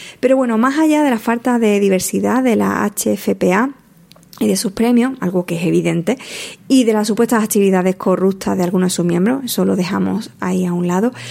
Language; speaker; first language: Spanish; native; Spanish